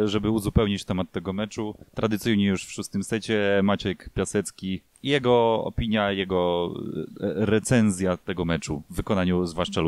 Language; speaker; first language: Polish; native; Polish